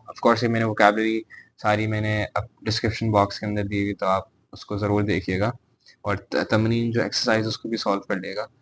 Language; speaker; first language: Urdu; native; Urdu